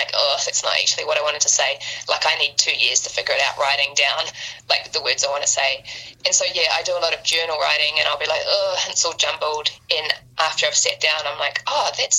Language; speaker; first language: English; native; English